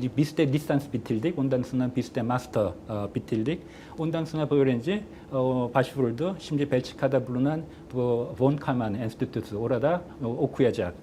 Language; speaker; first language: Turkish; non-native, fluent; Korean